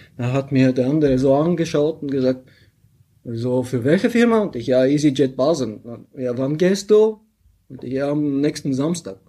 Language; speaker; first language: German; non-native, fluent; Bulgarian